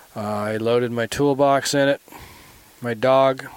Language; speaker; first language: English; native; English